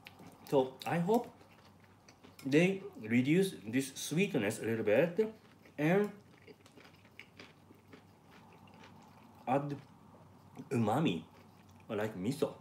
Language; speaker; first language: English; non-native, learner; Japanese